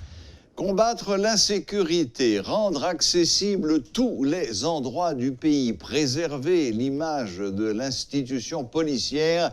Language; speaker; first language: French; non-native, local second language; Haitian Creole